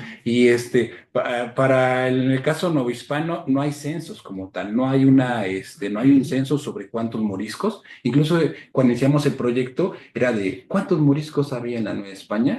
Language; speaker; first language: Spanish; native; Spanish